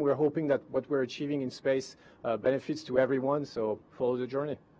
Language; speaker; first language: English; non-native, fluent; French